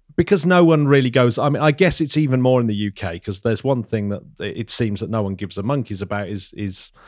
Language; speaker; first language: English; native; English